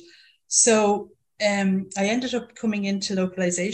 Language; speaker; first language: English; native; English